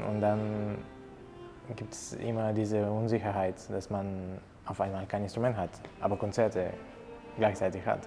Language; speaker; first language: German; non-native, fluent; Bulgarian